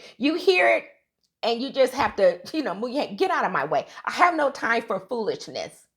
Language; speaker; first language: English; native; English